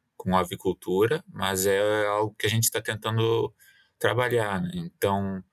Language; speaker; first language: Portuguese; native; Portuguese